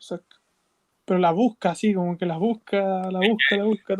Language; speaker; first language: Spanish; native; Spanish